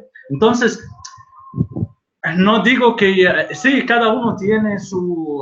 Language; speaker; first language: Spanish; non-native, fluent; Arabic